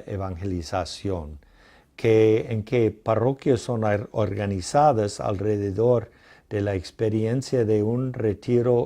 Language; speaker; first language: Spanish; non-native, fluent; English